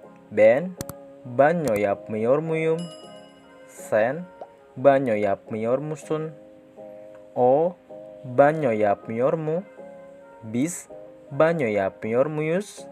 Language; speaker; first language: Turkish; non-native, fluent; Indonesian